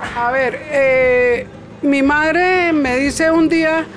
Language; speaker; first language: Spanish; native; Spanish